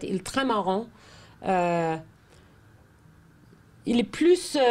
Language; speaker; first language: French; non-native, fluent; Danish